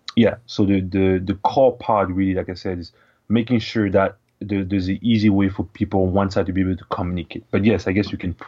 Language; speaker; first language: English; non-native, local second language; French